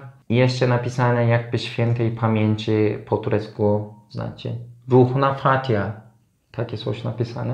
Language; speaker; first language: Polish; non-native, learner; Turkish